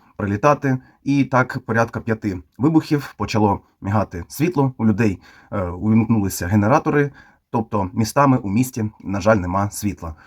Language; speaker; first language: Ukrainian; non-native, local second language; Russian